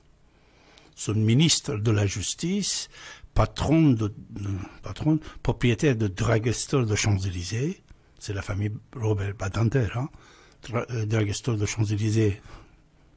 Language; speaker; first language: French; non-native, fluent; Persian